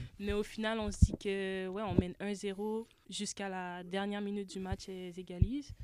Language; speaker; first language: French; native; French